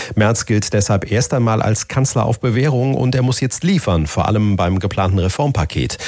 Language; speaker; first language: German; native; German